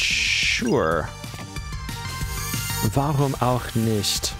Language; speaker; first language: German; non-native, fluent; English